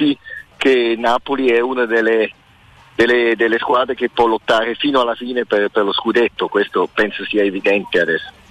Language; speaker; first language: Italian; early bilingual, heritage; Italian